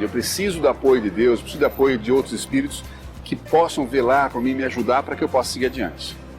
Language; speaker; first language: Portuguese; native; Portuguese